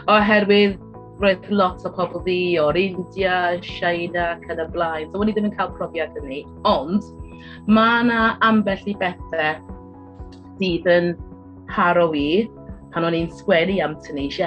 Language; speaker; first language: Welsh; non-native, learner; English